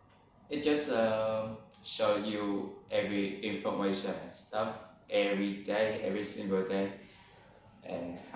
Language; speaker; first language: English; non-native, learner; Vietnamese